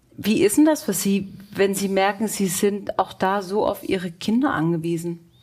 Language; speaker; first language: German; native; German